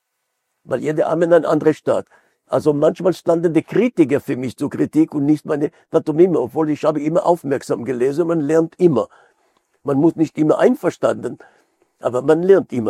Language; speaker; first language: German; non-native, fluent; Hebrew